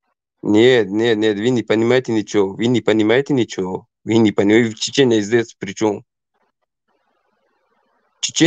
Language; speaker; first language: Russian; non-native, local second language; Tajik